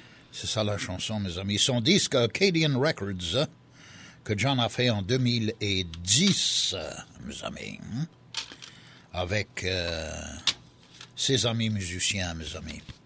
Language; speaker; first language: French; early bilingual, heritage; French